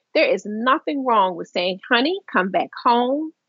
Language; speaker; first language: English; native; English